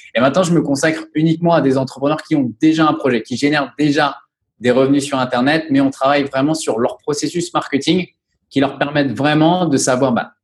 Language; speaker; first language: French; native; French